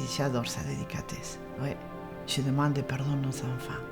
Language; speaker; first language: French; non-native, learner; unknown